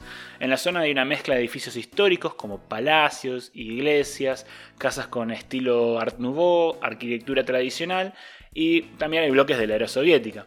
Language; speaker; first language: Spanish; native; Spanish